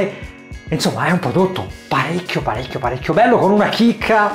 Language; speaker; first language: Italian; native; Italian